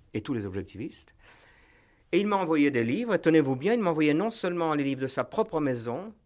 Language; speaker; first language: French; native; French